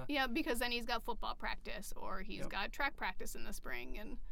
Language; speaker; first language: English; native; English